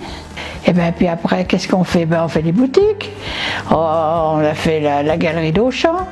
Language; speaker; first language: French; native; French